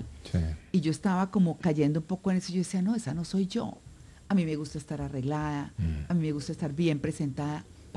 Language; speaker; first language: Spanish; native; Spanish